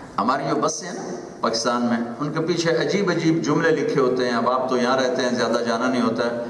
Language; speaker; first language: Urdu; non-native, local second language; Punjabi